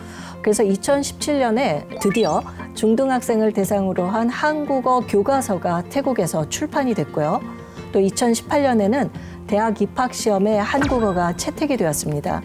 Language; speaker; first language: Korean; native; Korean